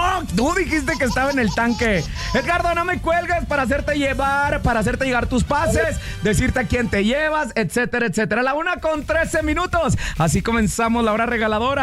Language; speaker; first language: Spanish; native; Spanish